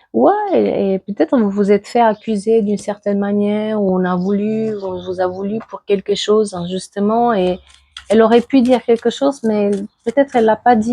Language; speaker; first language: French; native; French